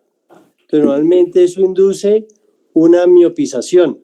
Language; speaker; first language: Spanish; native; Spanish